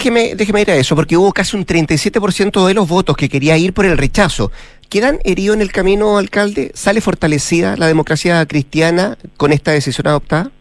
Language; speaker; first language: Spanish; native; Spanish